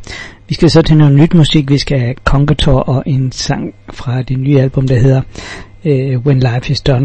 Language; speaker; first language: Danish; native; Danish